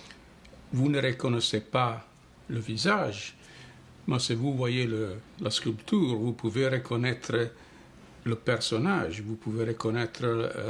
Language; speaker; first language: French; non-native, fluent; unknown